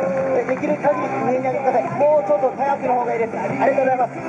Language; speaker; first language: Japanese; native; Japanese